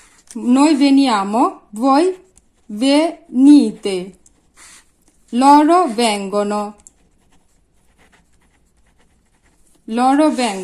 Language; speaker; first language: Italian; non-native, fluent; Bangla